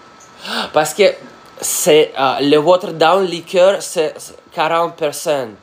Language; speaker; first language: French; non-native, learner; Russian